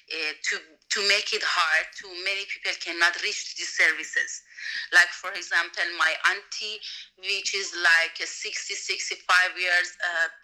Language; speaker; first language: English; non-native, learner; Persian